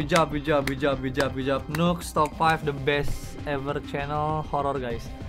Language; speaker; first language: English; non-native, learner; Indonesian